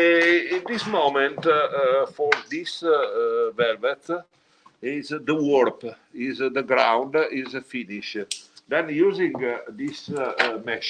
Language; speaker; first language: English; non-native, learner; Italian